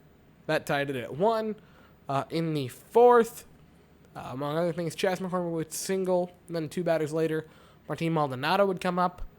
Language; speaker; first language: English; native; English